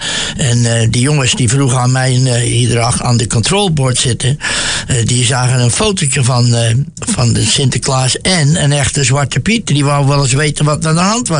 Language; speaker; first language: Dutch; native; Dutch